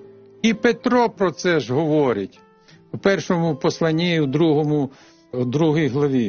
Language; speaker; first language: Ukrainian; native; Ukrainian